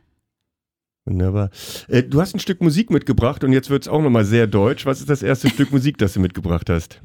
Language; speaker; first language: German; native; German